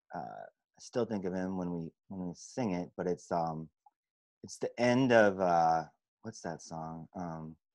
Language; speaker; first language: English; native; English